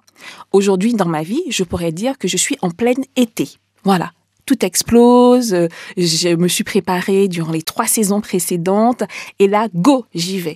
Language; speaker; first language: French; native; French